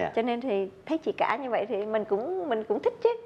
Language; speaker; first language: Vietnamese; native; Vietnamese